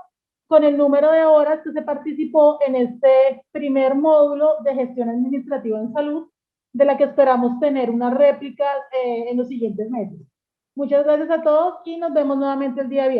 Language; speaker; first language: Spanish; native; Spanish